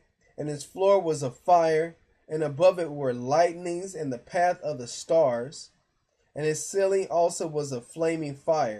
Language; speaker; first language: English; native; English